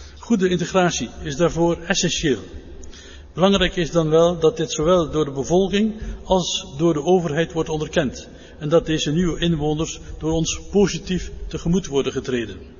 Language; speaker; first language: Dutch; native; Dutch